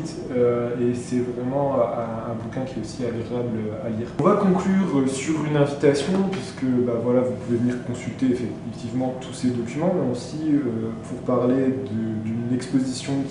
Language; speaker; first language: French; native; French